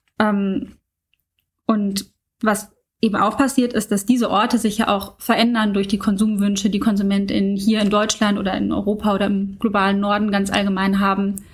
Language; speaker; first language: German; native; German